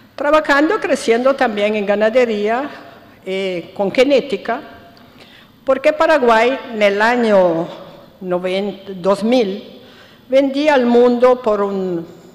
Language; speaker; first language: Spanish; non-native, fluent; Italian